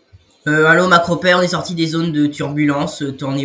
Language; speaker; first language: French; native; French